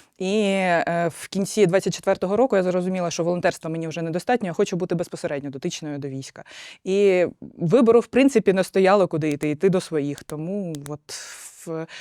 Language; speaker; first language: Ukrainian; non-native, local second language; Russian